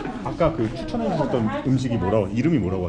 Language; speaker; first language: Korean; native; Korean